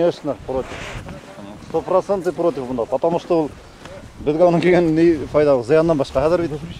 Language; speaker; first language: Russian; non-native, local second language; Bashkir